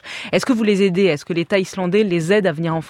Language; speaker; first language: French; native; French